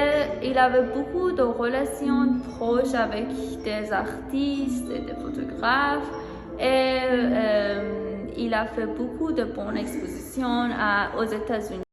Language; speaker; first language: French; non-native, learner; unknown